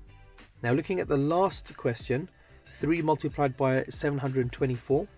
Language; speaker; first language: English; native; English